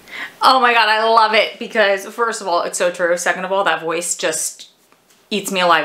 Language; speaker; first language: English; native; English